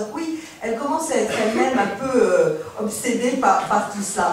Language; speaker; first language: French; native; French